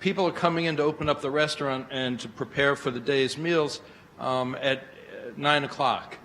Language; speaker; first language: English; native; English